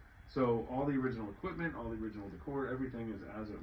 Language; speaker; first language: English; native; English